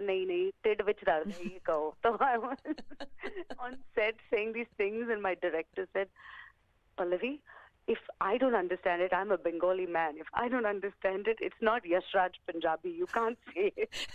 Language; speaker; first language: Punjabi; early bilingual, heritage; Punjabi